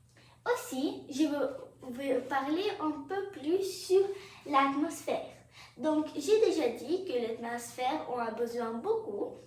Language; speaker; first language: French; non-native, fluent; English